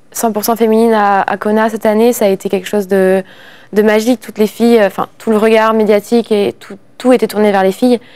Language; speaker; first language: French; native; French